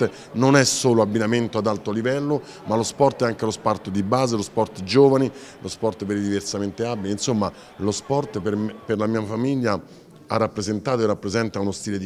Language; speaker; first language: Italian; native; Italian